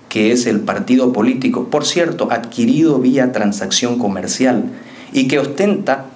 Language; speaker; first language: Spanish; native; Spanish